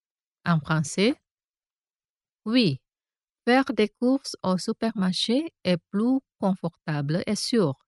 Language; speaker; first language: French; non-native, fluent; Indonesian